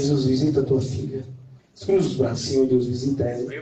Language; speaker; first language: Portuguese; native; Portuguese